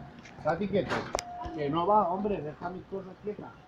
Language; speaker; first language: Spanish; native; Spanish